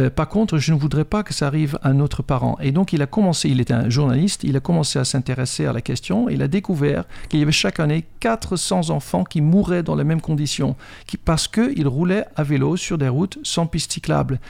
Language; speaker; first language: French; non-native, fluent; Dutch